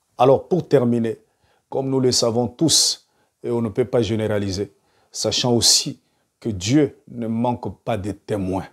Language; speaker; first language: French; non-native, local second language; Lingala